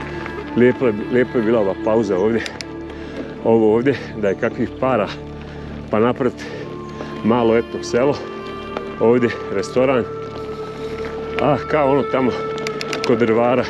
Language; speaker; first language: Croatian; native; Croatian